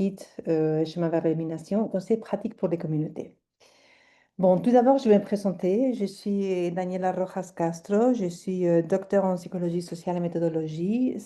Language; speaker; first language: French; non-native, fluent; Spanish